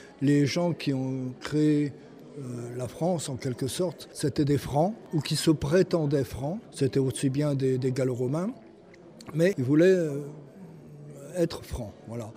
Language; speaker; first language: French; native; French